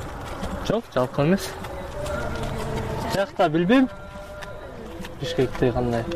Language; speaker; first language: Kyrgyz; non-native, local second language; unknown